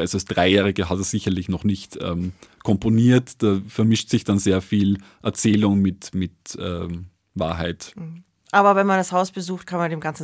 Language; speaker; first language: German; native; German